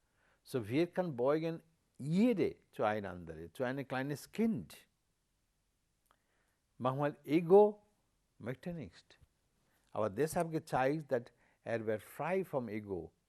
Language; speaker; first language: German; non-native, learner; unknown